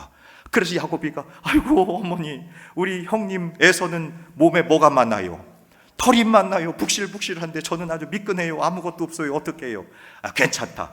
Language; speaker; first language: Korean; native; Korean